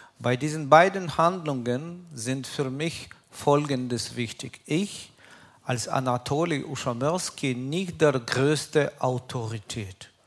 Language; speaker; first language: German; non-native, fluent; Russian